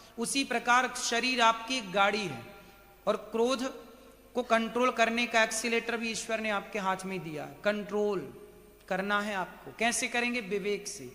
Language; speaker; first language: Hindi; native; Hindi